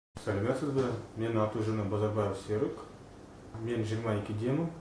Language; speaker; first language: Kazakh; non-native, learner; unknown